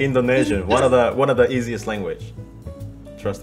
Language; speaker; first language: English; non-native, fluent; Indonesian